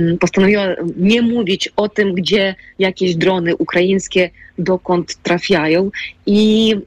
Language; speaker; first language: Polish; non-native, fluent; Ukrainian